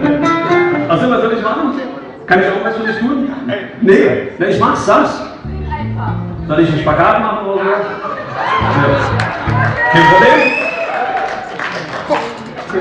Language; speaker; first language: German; native; German